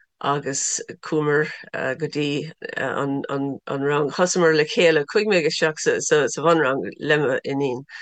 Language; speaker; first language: Irish; non-native, local second language; English